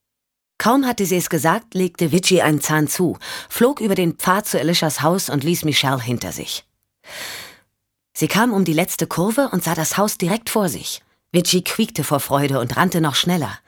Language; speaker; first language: German; native; German